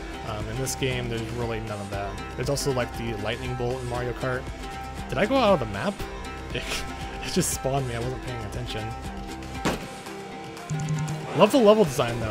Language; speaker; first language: English; native; English